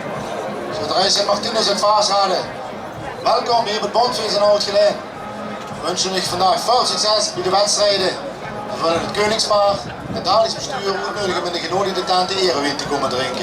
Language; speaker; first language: Dutch; native; Dutch